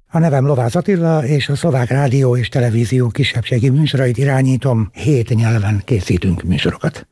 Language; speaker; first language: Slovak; non-native, local second language; Hungarian